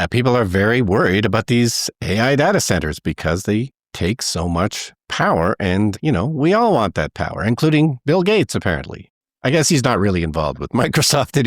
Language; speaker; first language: English; native; English